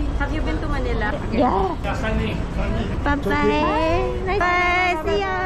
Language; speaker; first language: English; non-native, learner; Korean